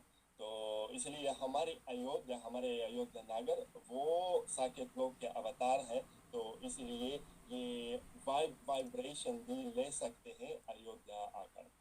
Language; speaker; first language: Hindi; non-native, fluent; Russian